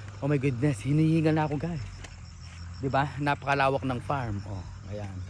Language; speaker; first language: Filipino; non-native, local second language; Pampanga